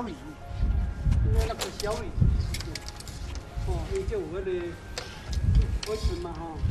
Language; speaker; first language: Chinese; native; Chinese